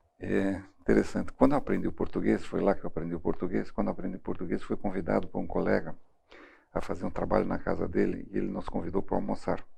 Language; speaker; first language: Portuguese; early bilingual, other home language; German